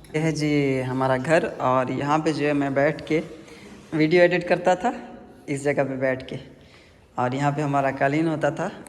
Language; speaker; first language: Urdu; non-native, local second language; Punjabi